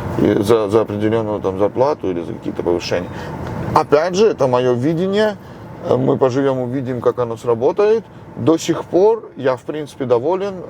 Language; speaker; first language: Russian; non-native, local second language; Georgian